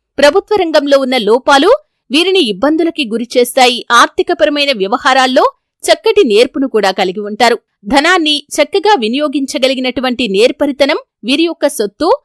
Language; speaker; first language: Telugu; native; Telugu